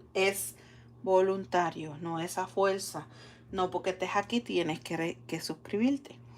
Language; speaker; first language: Spanish; early bilingual, heritage; Spanish